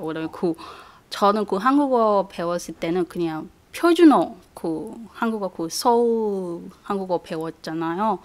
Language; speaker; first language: Korean; non-native, fluent; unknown